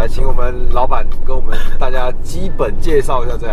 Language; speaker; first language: Chinese; native; Chinese